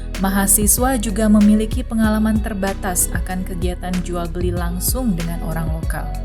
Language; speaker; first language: Indonesian; native; Indonesian